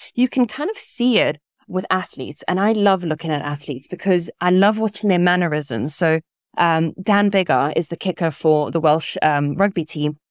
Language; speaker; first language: English; early bilingual, other home language; Italian